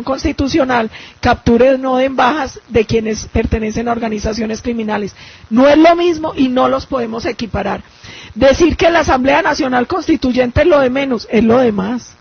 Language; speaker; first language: Spanish; native; Spanish